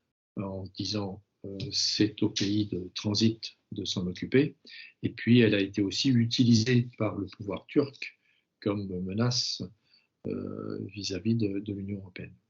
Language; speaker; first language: French; native; French